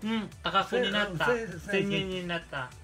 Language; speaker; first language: Japanese; non-native, local second language; Filipino